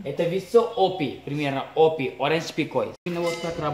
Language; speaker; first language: Russian; non-native, learner; Sinhala